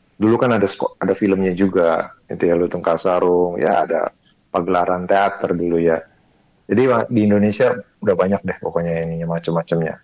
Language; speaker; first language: Indonesian; native; Indonesian